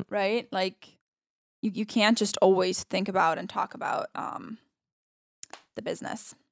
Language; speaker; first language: English; non-native, fluent; Italian